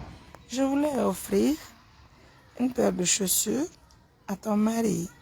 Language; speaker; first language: French; non-native, local second language; Fula